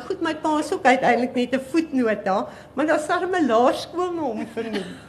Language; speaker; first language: Afrikaans; native; Afrikaans